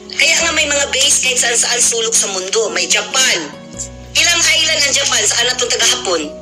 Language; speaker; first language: Filipino; non-native, local second language; Cebuano